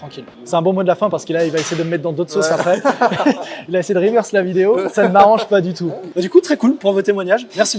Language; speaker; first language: French; native; French